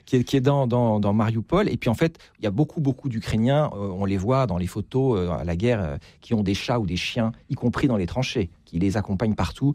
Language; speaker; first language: French; native; French